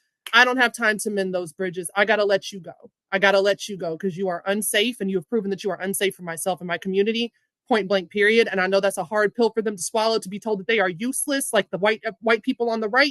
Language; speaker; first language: English; native; English